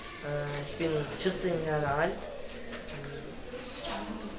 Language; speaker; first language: German; non-native, learner; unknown